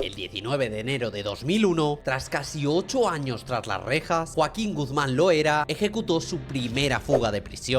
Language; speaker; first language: Spanish; native; Spanish